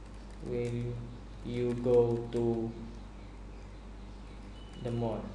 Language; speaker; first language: English; non-native, fluent; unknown